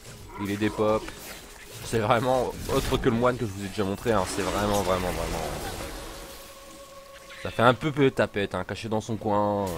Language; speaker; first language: French; native; French